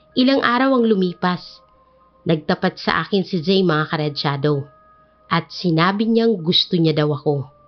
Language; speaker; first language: Filipino; native; Filipino